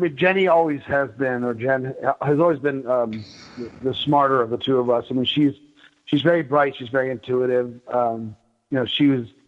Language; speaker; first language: English; native; English